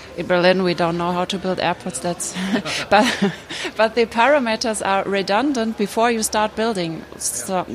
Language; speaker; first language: English; non-native, fluent; German